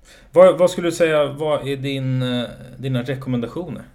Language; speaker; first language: Swedish; native; Swedish